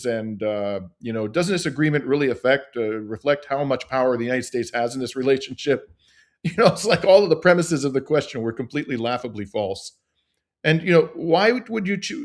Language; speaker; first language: English; native; English